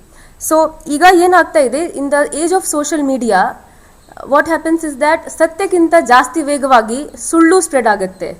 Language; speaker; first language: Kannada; non-native, fluent; Hindi